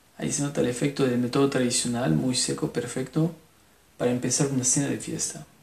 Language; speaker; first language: Spanish; non-native, fluent; French